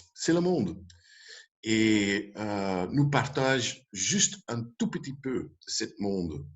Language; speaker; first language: French; non-native, local second language; Dutch